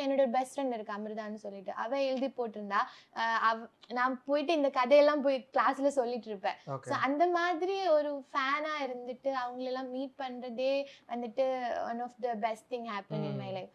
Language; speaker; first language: Tamil; non-native, local second language; Malayalam